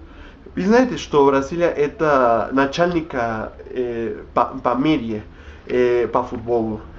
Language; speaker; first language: Russian; non-native, learner; Spanish